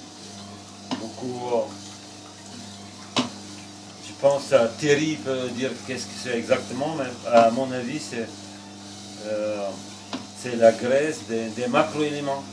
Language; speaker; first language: French; non-native, fluent; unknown